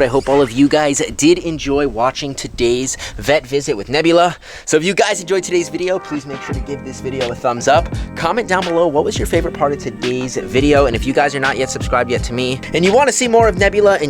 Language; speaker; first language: English; native; English